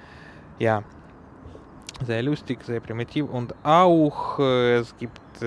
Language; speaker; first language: German; non-native, learner; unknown